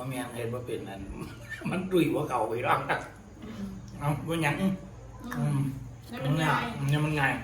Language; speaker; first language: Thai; non-native, local second language; Lao